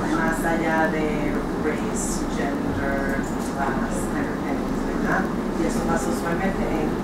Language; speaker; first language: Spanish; early bilingual, other home language; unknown